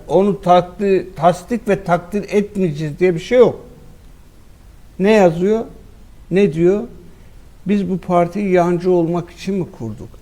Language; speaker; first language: Turkish; native; Turkish